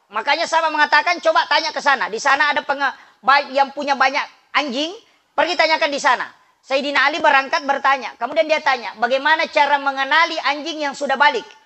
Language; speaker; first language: Indonesian; non-native, local second language; Buginese